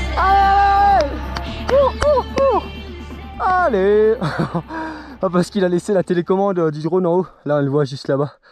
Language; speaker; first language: French; native; French